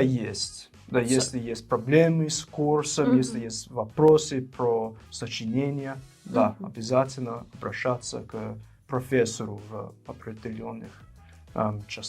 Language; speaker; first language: Russian; non-native, fluent; English